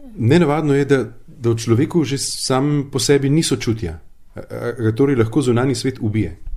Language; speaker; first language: Slovenian; native; Slovenian